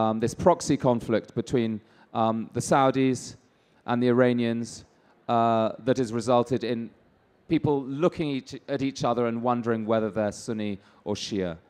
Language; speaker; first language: English; native; English